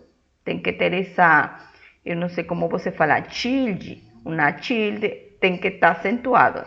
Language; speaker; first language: Portuguese; non-native, fluent; Spanish